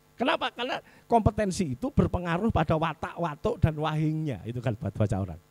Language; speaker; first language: Indonesian; native; Indonesian